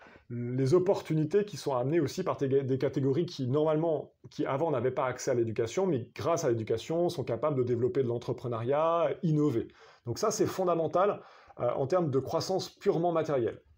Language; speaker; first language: French; native; French